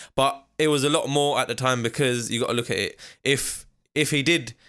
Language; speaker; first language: English; native; English